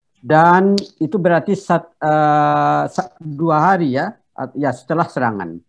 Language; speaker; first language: Indonesian; non-native, local second language; Minangkabau